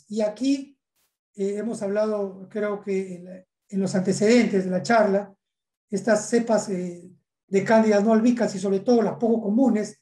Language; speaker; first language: Spanish; native; Spanish